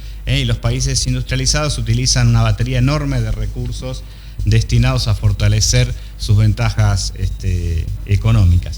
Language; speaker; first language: Spanish; native; Spanish